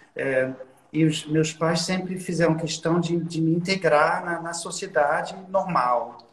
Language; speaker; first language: Portuguese; non-native, fluent; German